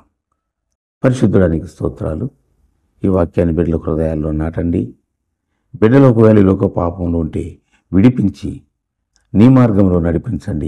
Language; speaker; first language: Telugu; native; Telugu